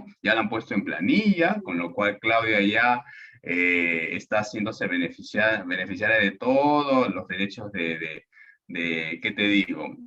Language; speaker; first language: Spanish; native; Spanish